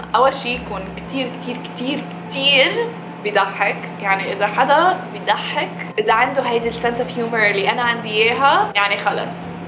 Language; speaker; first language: Arabic; early bilingual, heritage; English